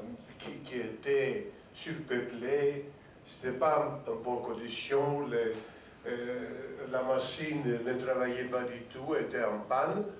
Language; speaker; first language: French; non-native, fluent; Greek